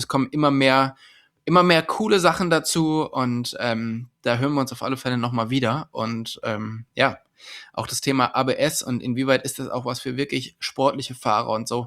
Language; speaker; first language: German; native; German